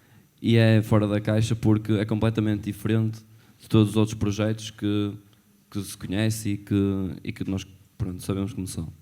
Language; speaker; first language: Portuguese; native; Portuguese